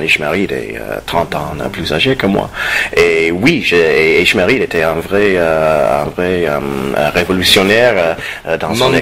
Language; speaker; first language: French; non-native, fluent; English